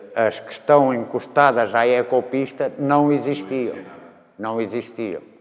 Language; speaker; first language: Portuguese; native; Portuguese